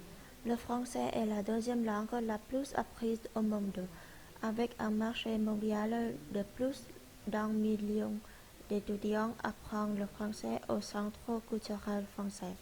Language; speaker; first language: French; non-native, learner; Vietnamese